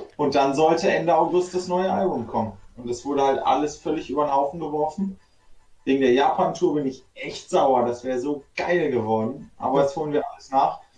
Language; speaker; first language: German; native; German